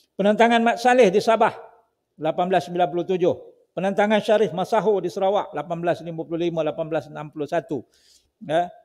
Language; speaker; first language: Malay; native; Malay